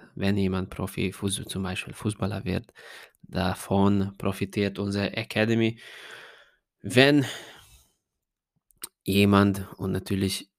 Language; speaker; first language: German; non-native, fluent; Hungarian